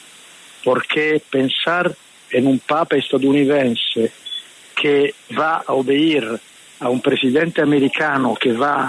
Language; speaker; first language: Spanish; non-native, fluent; Italian